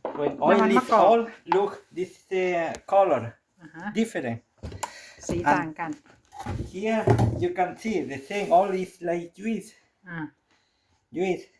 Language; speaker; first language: English; non-native, learner; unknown